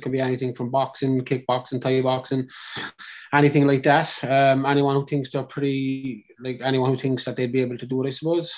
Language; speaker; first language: English; native; English